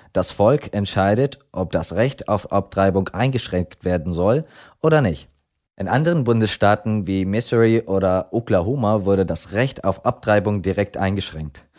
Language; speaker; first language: German; non-native, fluent; Arabic